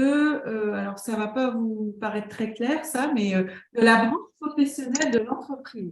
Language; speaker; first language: French; native; French